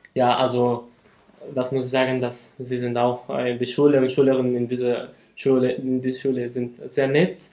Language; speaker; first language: German; non-native, learner; Persian